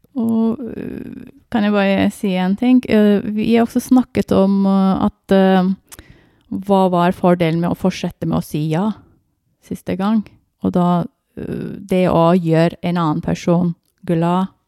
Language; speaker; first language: Norwegian; non-native, fluent; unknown